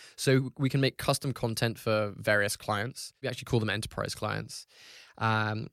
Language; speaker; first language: English; native; English